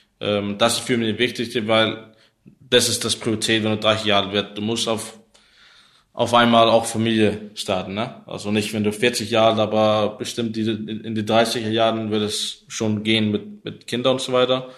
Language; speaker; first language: German; non-native, learner; Danish